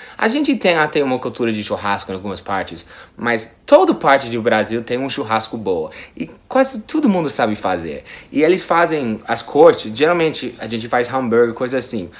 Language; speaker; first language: Portuguese; non-native, fluent; English